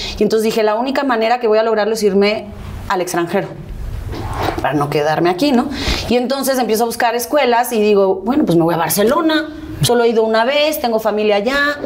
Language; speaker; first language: Spanish; early bilingual, other home language; Catalan